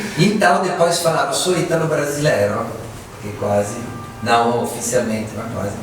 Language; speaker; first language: Portuguese; non-native, fluent; Italian